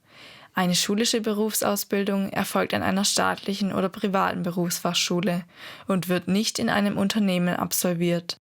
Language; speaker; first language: German; native; German